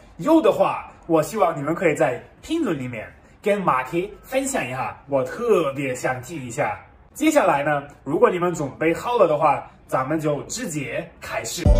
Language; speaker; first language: Chinese; non-native, fluent; German